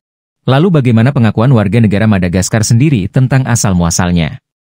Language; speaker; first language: Indonesian; native; Indonesian